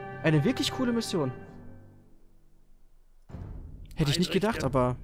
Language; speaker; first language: German; native; German